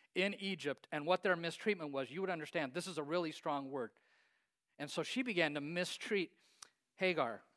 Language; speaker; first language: English; native; English